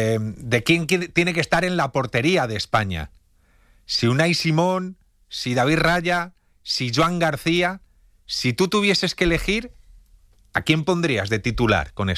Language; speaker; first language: Spanish; native; Spanish